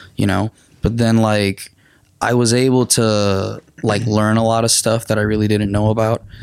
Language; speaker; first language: English; non-native, fluent; Spanish